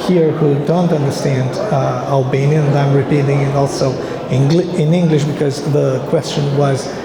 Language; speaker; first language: English; non-native, fluent; Albanian